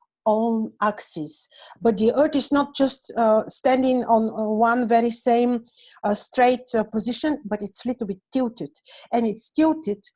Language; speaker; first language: English; non-native, fluent; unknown